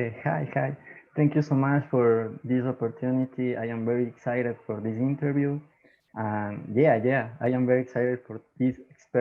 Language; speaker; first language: English; non-native, learner; Spanish